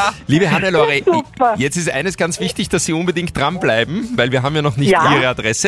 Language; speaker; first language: German; native; German